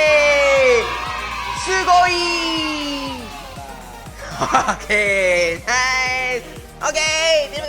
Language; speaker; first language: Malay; non-native, learner; Japanese